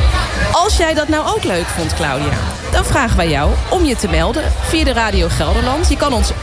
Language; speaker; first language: Dutch; native; Dutch